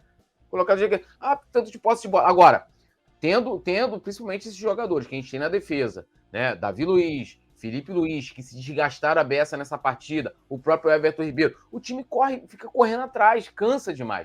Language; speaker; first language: Portuguese; native; Portuguese